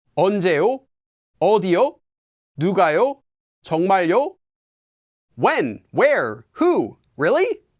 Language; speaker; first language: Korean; non-native, fluent; English